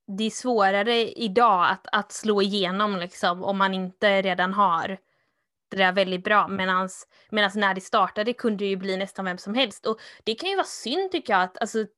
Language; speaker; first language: Swedish; native; Swedish